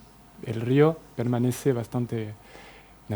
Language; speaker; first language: Spanish; non-native, fluent; French